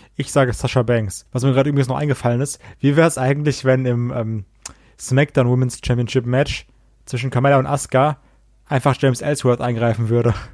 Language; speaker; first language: German; native; German